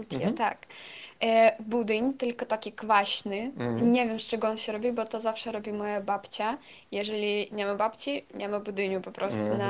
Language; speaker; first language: Polish; non-native, fluent; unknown